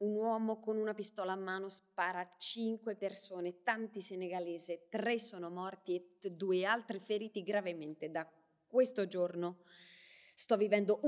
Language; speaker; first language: Italian; non-native, learner; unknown